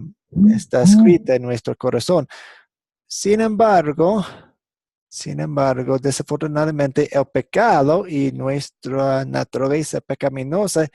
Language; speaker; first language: Spanish; non-native, fluent; English